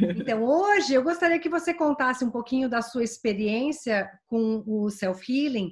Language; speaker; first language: Portuguese; native; Portuguese